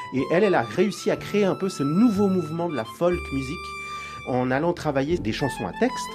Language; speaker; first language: French; native; French